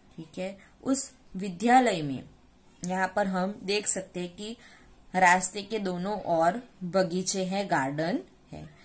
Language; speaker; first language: Hindi; non-native, local second language; Gujarati